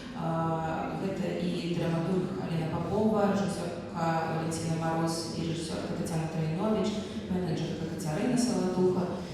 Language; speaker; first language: Belarusian; non-native, local second language; Russian